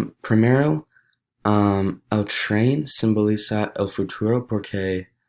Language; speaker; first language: Spanish; non-native, learner; English